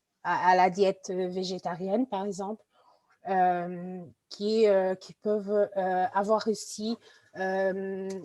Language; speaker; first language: French; non-native, fluent; Portuguese